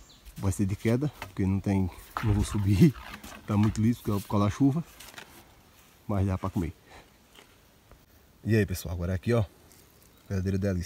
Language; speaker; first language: Portuguese; native; Portuguese